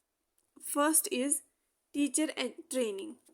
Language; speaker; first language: Hindi; native; Hindi